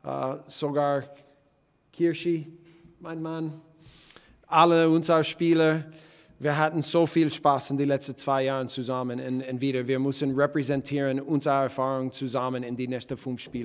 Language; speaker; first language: German; non-native, fluent; English